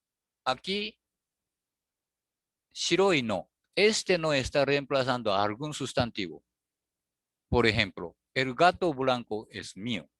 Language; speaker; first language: Spanish; non-native, learner; Japanese